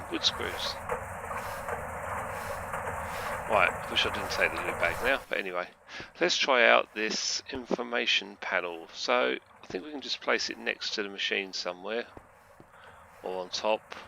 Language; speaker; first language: English; native; English